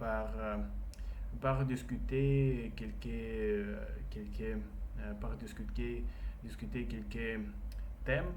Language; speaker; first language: French; non-native, learner; Russian